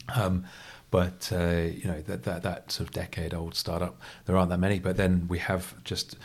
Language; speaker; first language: English; native; English